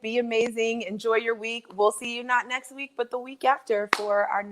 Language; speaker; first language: English; native; English